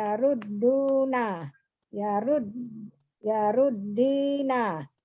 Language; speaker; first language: Arabic; non-native, learner; Indonesian